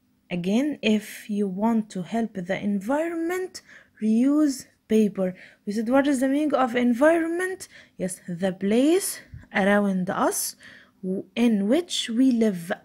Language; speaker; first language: English; non-native, fluent; Arabic